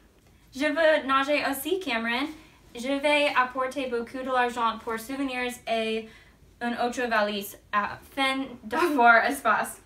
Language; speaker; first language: French; non-native, learner; English